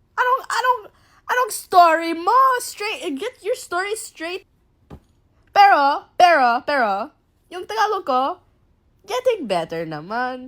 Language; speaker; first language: Filipino; non-native, learner; English